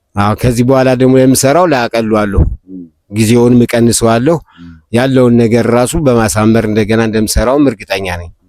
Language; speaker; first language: Amharic; native; Amharic